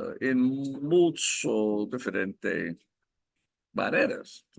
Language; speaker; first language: Spanish; non-native, fluent; English